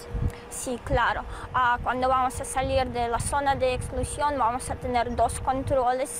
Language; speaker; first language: Spanish; non-native, learner; Ukrainian